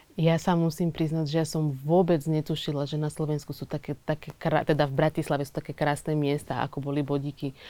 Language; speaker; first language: Slovak; early bilingual, other home language; Portuguese